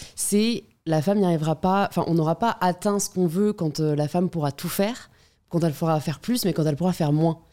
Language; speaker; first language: French; native; French